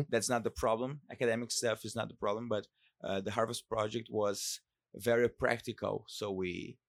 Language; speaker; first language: English; non-native, fluent; Portuguese